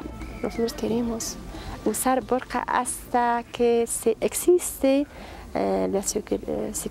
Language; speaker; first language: Spanish; non-native, fluent; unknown